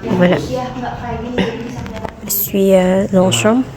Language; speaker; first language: French; non-native, learner; Indonesian